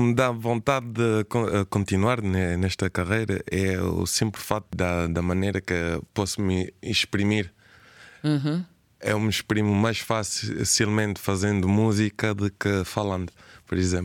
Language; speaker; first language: Portuguese; early bilingual, heritage; Portuguese